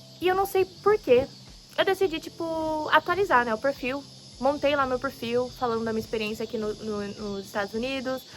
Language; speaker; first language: Portuguese; native; Portuguese